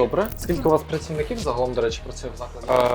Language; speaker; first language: Ukrainian; native; Ukrainian